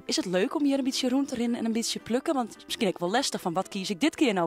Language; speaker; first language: Dutch; non-native, local second language; Western Frisian